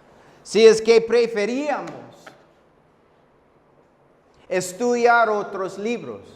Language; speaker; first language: Spanish; non-native, fluent; English